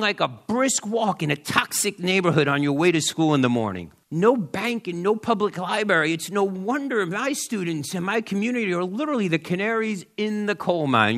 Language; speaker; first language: English; native; English